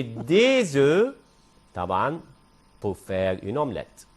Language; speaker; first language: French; non-native, fluent; Arabic